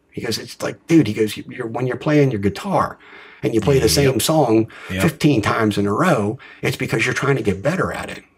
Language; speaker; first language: English; native; English